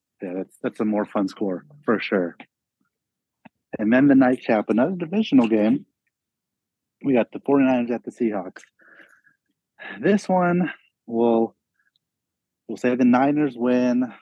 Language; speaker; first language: English; native; English